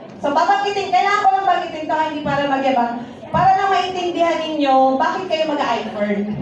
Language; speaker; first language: Filipino; native; Filipino